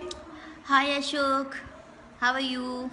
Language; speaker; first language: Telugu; non-native, local second language; Malayalam